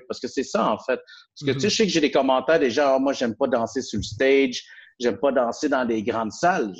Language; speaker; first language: French; native; French